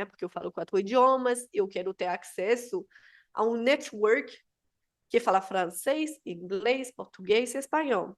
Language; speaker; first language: Portuguese; non-native, fluent; Spanish